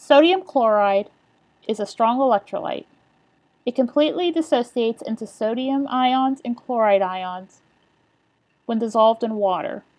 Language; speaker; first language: English; native; English